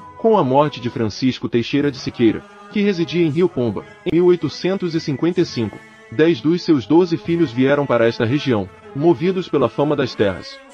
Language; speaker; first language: Portuguese; native; Portuguese